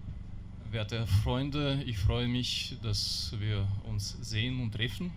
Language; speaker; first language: German; non-native, learner; Russian